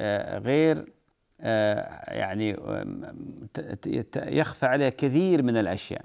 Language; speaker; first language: Arabic; native; Arabic